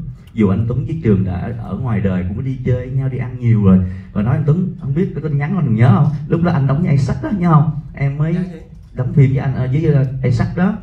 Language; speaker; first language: Vietnamese; native; Vietnamese